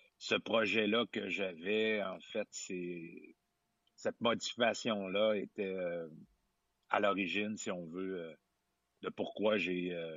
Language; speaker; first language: French; native; French